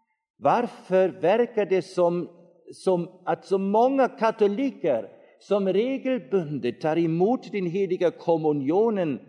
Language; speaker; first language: Swedish; non-native, fluent; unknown